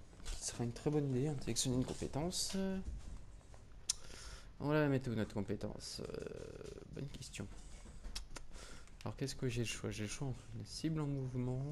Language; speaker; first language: French; native; French